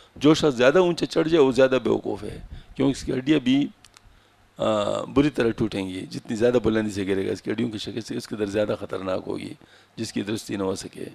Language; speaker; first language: Urdu; non-native, local second language; Pashto